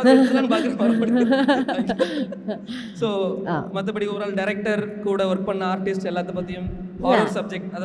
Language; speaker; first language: Tamil; native; Tamil